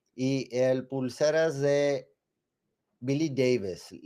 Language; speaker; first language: Spanish; early bilingual, other home language; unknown